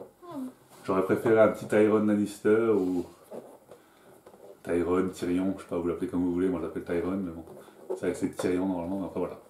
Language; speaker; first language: French; native; French